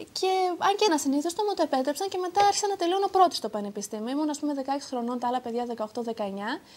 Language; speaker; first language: Greek; early bilingual, heritage; Greek